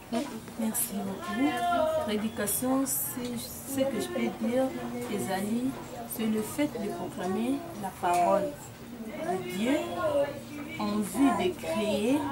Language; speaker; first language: French; non-native, local second language; Lingala